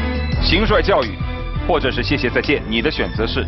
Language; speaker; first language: Chinese; native; Chinese